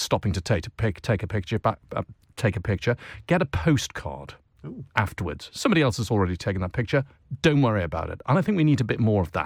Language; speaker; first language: English; native; English